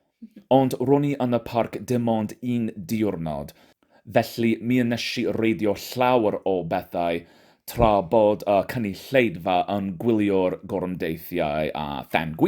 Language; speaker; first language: Welsh; non-native, fluent; English